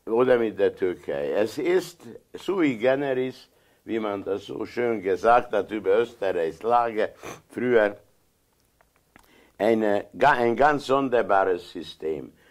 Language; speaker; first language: German; non-native, fluent; Hungarian